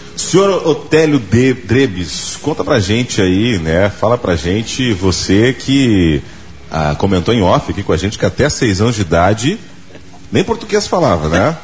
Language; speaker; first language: Portuguese; native; Portuguese